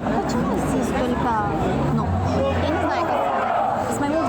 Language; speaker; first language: Russian; non-native, local second language; Romanian